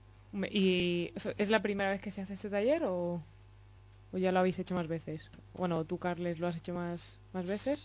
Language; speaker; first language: Spanish; native; Spanish